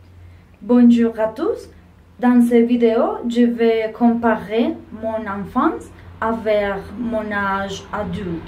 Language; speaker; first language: French; non-native, learner; Spanish